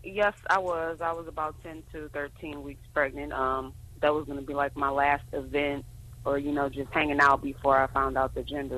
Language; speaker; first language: English; native; English